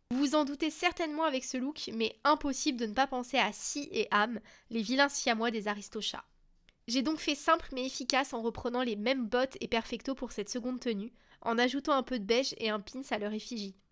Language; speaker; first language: French; native; French